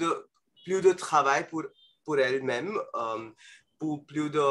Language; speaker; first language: French; non-native, fluent; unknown